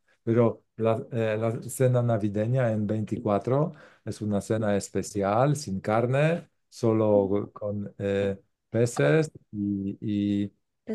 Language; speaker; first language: Spanish; non-native, learner; Polish